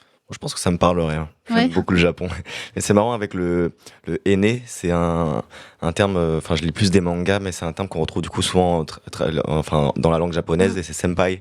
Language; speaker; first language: French; native; French